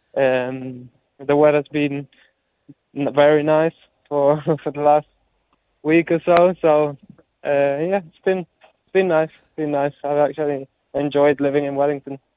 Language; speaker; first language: English; early bilingual, heritage; English